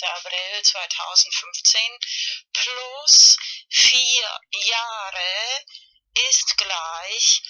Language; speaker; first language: German; non-native, learner; Spanish